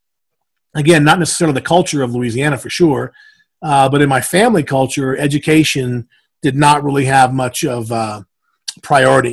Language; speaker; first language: English; native; English